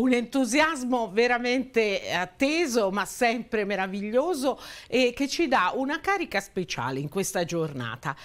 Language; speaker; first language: Italian; native; Italian